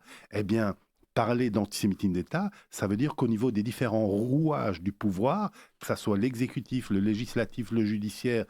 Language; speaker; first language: French; native; French